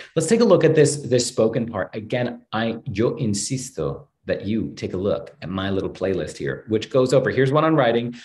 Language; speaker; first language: English; native; English